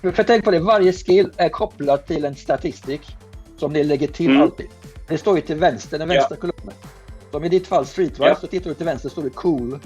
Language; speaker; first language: Swedish; native; Swedish